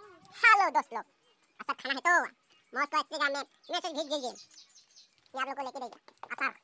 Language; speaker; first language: Hindi; non-native, local second language; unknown